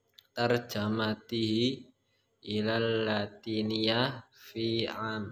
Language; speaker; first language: Arabic; non-native, learner; Indonesian